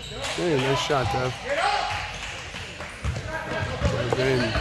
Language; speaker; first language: English; native; English